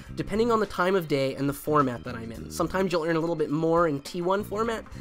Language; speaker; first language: English; native; English